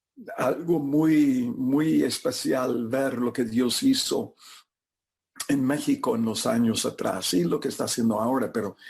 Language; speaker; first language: Spanish; non-native, fluent; English